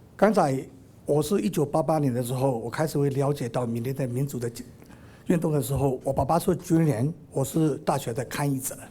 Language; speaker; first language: Chinese; non-native, fluent; Burmese